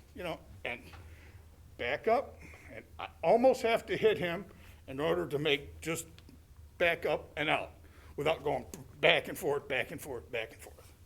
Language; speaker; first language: English; native; English